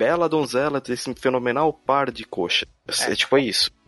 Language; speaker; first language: Portuguese; native; Portuguese